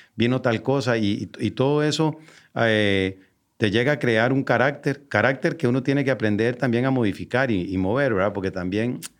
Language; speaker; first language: Spanish; native; Spanish